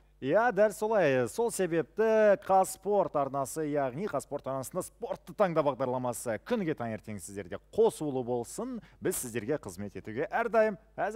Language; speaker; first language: Kazakh; native; Kazakh